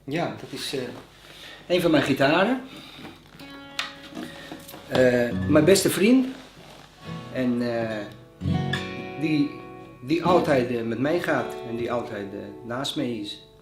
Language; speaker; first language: Dutch; non-native, fluent; Bosnian